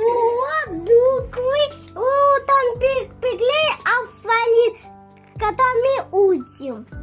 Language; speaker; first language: Russian; non-native, learner; Tajik